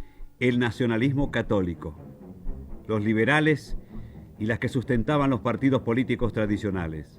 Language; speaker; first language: Spanish; native; Spanish